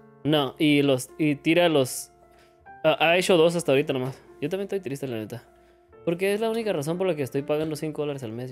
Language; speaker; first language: Spanish; early bilingual, heritage; Spanish